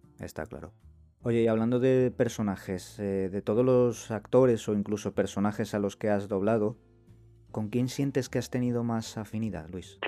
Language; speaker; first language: Spanish; native; Spanish